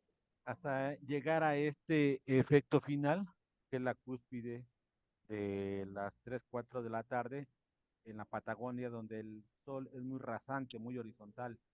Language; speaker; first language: Spanish; native; Spanish